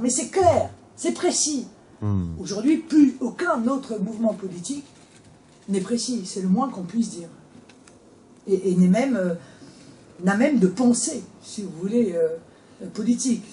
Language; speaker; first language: French; native; French